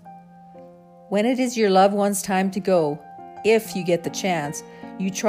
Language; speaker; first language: English; native; English